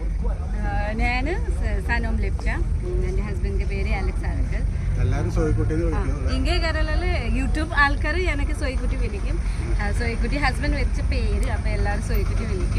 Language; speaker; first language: Malayalam; non-native, learner; Nepali